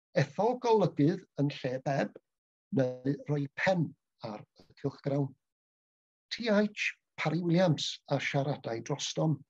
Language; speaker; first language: Welsh; native; Welsh